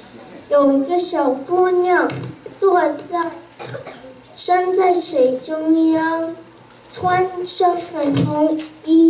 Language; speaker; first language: Chinese; early bilingual, heritage; Chinese